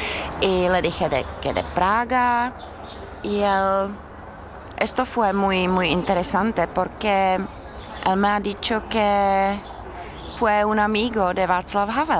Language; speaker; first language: Spanish; non-native, fluent; Czech